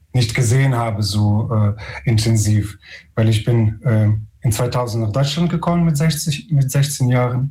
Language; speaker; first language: German; non-native, fluent; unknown